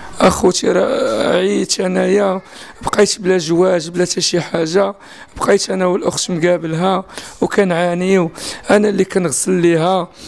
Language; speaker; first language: Arabic; native; Arabic